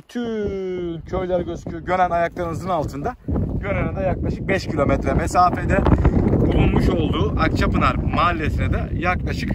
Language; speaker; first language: Turkish; native; Turkish